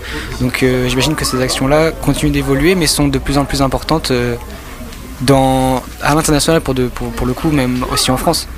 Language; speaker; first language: French; native; French